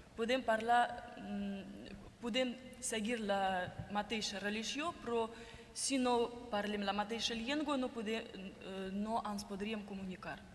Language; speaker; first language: Catalan; non-native, learner; Russian